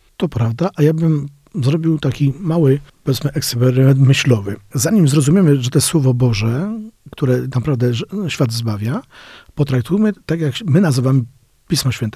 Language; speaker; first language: Polish; native; Polish